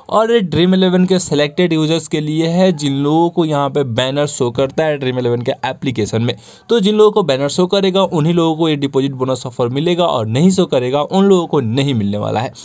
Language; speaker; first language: Hindi; native; Hindi